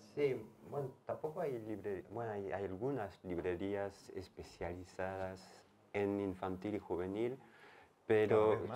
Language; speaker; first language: Spanish; non-native, fluent; French